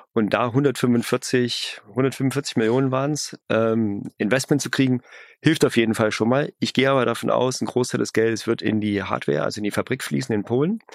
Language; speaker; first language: German; native; German